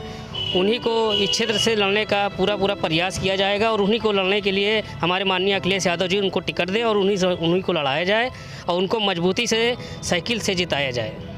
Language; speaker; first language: Hindi; native; Hindi